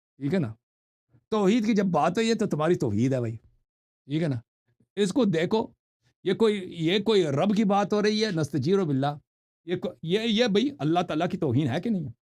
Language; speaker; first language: Urdu; non-native, fluent; Persian